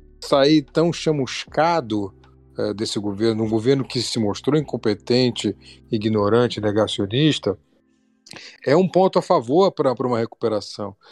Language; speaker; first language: Portuguese; native; Portuguese